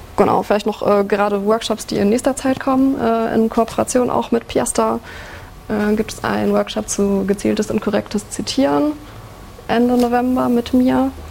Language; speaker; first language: German; native; German